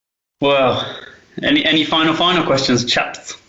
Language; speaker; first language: English; native; English